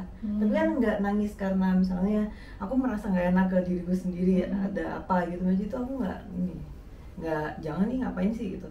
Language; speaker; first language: Indonesian; native; Indonesian